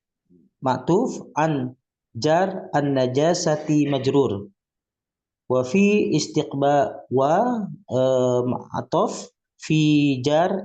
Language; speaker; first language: Arabic; non-native, learner; Indonesian